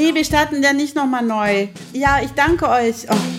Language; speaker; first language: German; native; German